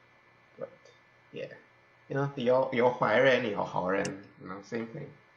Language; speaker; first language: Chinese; non-native, learner; English